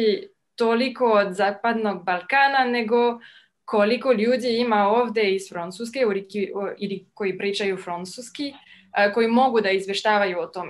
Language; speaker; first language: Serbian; non-native, fluent; French